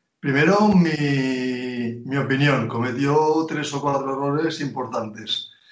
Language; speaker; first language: Spanish; native; Spanish